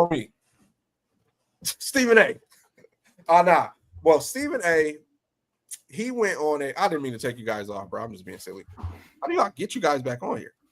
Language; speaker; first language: English; native; English